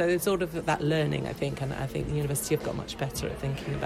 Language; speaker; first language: English; native; English